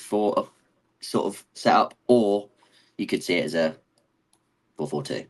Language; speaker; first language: English; native; English